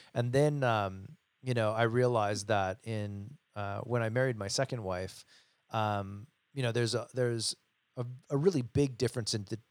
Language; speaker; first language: English; native; English